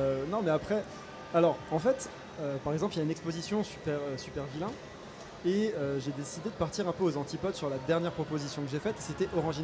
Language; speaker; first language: French; native; French